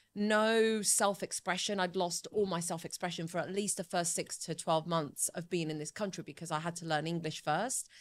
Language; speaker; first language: English; early bilingual, other home language; Italian